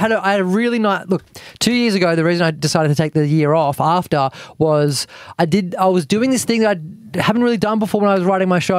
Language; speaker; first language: English; native; English